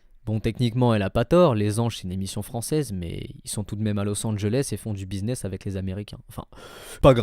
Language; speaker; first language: French; native; French